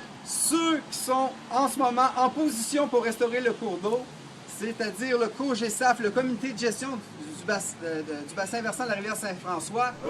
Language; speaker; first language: French; native; French